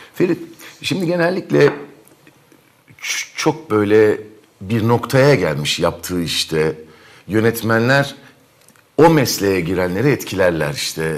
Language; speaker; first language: Turkish; native; Turkish